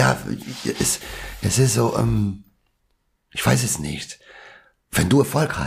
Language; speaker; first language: German; non-native, local second language; Albanian